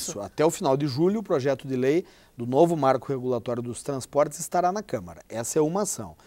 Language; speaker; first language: Portuguese; native; Portuguese